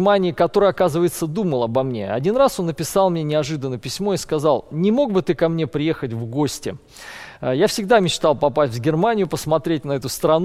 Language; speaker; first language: Russian; native; Russian